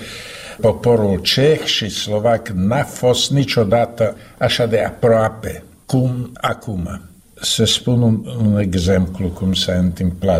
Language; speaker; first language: Romanian; non-native, learner; Slovak